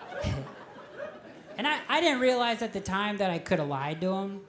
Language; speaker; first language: English; native; English